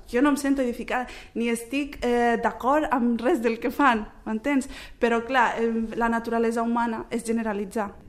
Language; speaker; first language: Catalan; early bilingual, other home language; Arabic